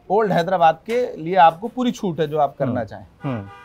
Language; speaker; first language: Hindi; native; Hindi